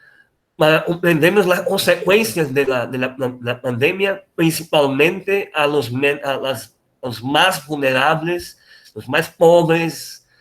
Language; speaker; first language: Spanish; non-native, fluent; Portuguese